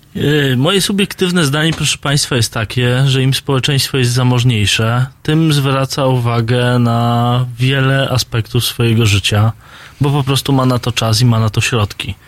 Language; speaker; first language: Polish; native; Polish